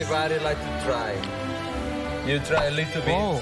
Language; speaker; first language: English; non-native, learner; Portuguese